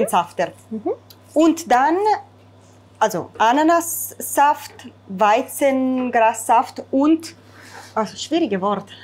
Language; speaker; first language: German; non-native, fluent; Italian